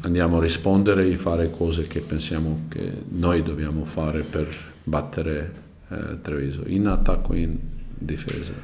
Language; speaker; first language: Italian; non-native, learner; Croatian